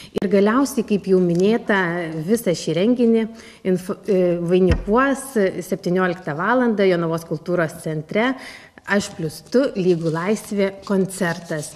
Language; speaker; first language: Lithuanian; native; Lithuanian